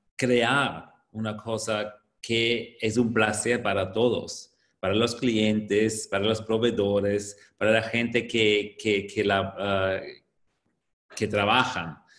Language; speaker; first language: Spanish; non-native, fluent; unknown